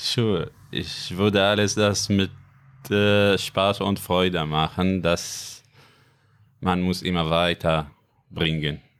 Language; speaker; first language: German; non-native, fluent; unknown